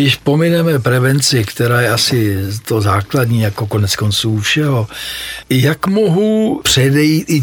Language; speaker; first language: Czech; native; Czech